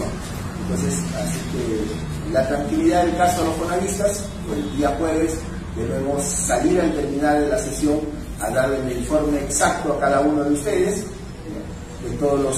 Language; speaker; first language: Spanish; native; Spanish